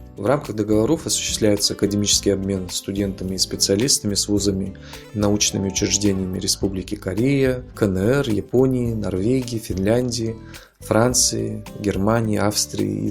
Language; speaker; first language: Russian; non-native, local second language; Yakut